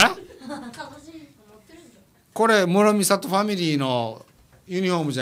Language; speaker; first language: Japanese; native; Japanese